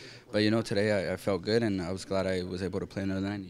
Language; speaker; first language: English; early bilingual, other home language; Spanish